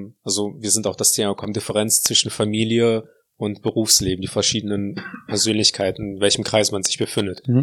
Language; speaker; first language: German; native; German